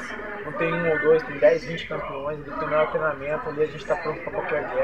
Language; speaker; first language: Portuguese; native; Portuguese